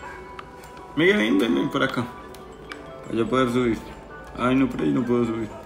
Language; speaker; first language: Spanish; native; Spanish